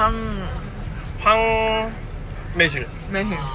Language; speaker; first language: Korean; non-native, learner; Russian